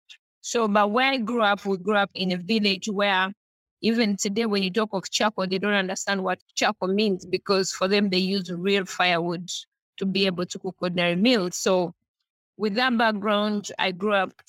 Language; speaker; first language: English; non-native, local second language; Ganda